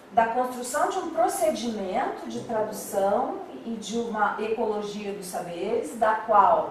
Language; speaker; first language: Portuguese; native; Portuguese